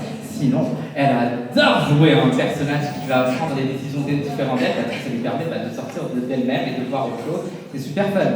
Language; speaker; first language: French; native; French